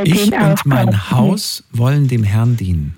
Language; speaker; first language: German; native; German